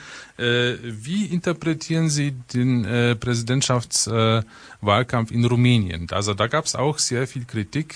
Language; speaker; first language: German; native; German